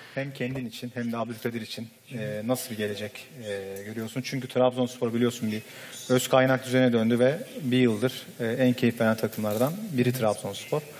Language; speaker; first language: Turkish; native; Turkish